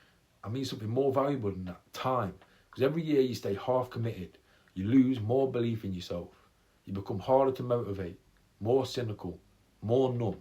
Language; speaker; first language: English; native; English